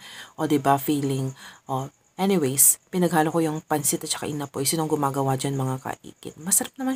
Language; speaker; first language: Filipino; non-native, local second language; Iloko